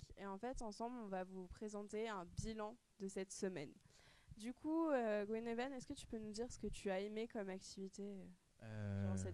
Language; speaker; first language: French; native; French